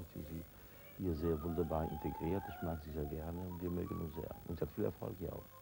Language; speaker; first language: German; non-native, fluent; Italian